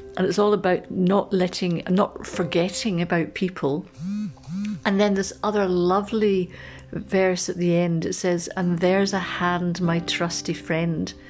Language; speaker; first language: English; native; English